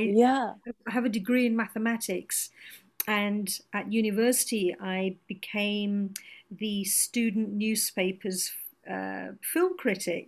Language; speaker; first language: English; non-native, local second language; Gujarati